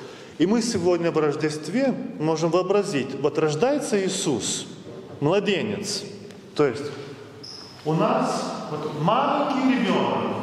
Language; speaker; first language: Russian; non-native, fluent; Lithuanian